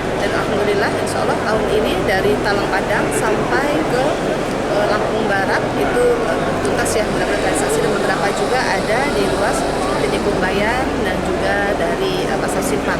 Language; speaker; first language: Indonesian; native; Indonesian